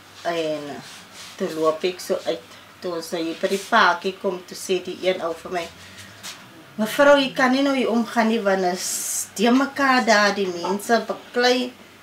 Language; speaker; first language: Afrikaans; native; Afrikaans